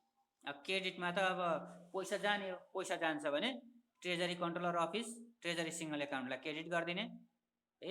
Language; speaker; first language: Nepali; native; Nepali